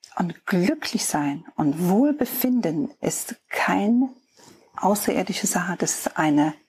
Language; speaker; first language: German; non-native, fluent; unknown